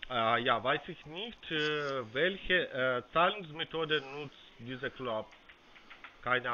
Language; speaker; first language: German; non-native, fluent; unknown